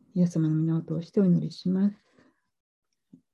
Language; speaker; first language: Japanese; native; Japanese